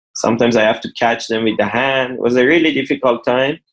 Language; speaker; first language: English; non-native, fluent; Persian